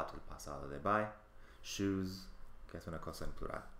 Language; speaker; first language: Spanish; non-native, fluent; English